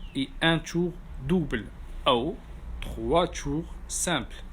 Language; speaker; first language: French; non-native, local second language; Arabic